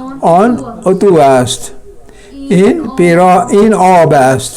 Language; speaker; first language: Persian; non-native, fluent; Kashmiri